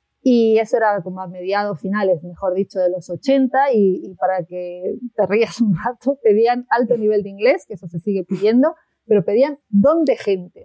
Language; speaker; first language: Spanish; native; Spanish